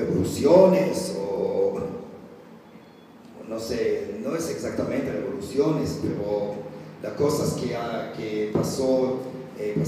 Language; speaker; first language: Spanish; non-native, learner; Hebrew